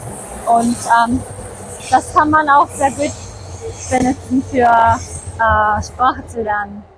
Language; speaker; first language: German; non-native, fluent; Japanese